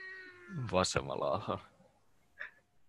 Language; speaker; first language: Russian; non-native, learner; Finnish